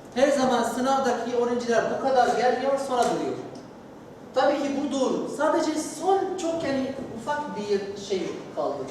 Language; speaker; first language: Turkish; non-native, learner; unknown